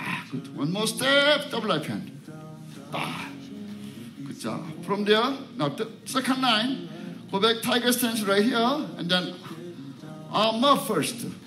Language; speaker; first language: English; non-native, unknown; Korean